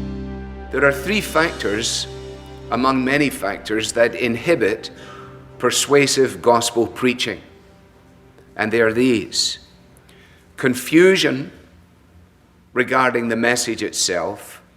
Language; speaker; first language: English; native; English